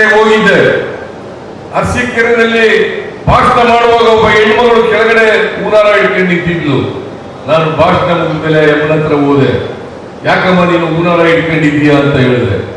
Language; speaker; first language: Kannada; native; Kannada